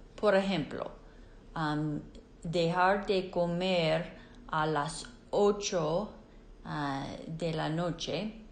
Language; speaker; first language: Spanish; non-native, fluent; English